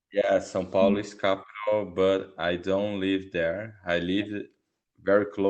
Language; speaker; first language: English; non-native, learner; Portuguese